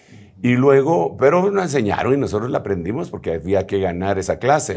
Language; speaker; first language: Spanish; native; Spanish